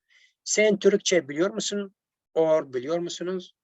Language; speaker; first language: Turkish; non-native, learner; Arabic